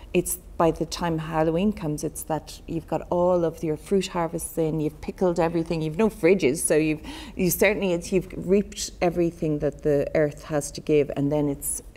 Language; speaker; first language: English; native; English